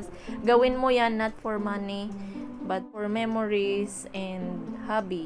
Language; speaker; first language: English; non-native, local second language; Filipino